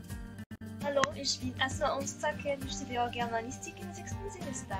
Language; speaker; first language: German; non-native, fluent; Arabic